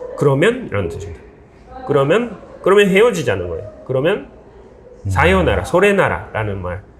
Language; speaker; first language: Korean; non-native, fluent; Japanese